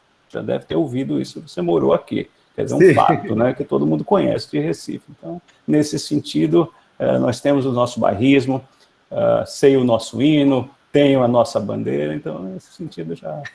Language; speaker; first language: Portuguese; native; Portuguese